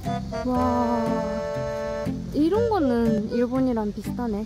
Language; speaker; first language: Korean; non-native, fluent; Japanese